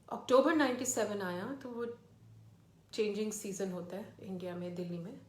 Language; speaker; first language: Hindi; early bilingual, other home language; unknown